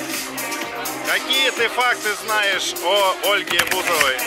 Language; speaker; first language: Russian; native; Russian